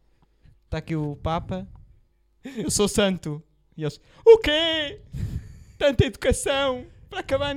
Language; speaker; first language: Portuguese; native; Portuguese